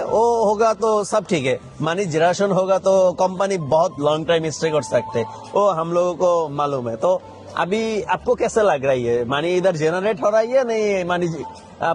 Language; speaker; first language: Hindi; non-native, fluent; Bangla